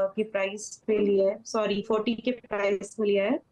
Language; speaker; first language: Hindi; native; Hindi